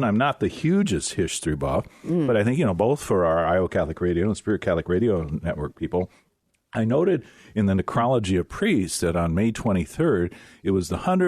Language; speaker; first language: English; native; English